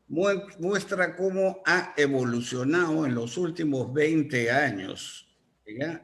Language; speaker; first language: Spanish; native; Spanish